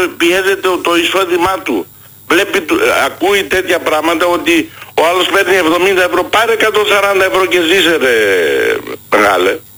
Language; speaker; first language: Greek; early bilingual, heritage; Greek